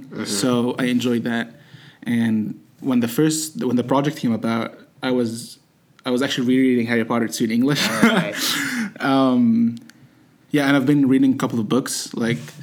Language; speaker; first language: English; non-native, fluent; Arabic